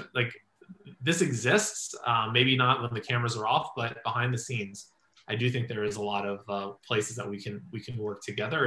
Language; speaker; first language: English; native; English